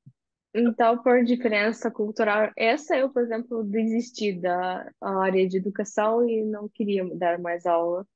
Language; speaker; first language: Portuguese; non-native, fluent; Russian